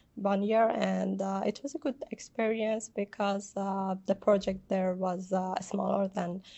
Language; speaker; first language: English; non-native, fluent; Persian